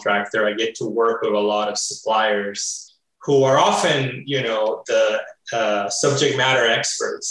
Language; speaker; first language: English; early bilingual, other home language; Spanish